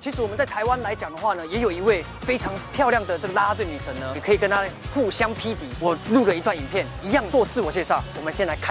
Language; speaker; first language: Chinese; native; Chinese